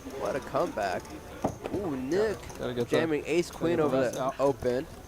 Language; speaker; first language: English; native; English